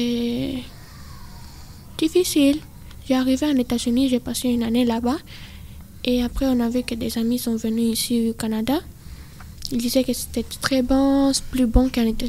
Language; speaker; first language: French; non-native, learner; Spanish